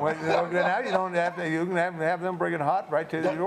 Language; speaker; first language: English; native; English